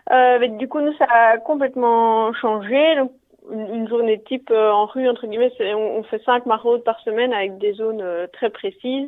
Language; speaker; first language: French; native; French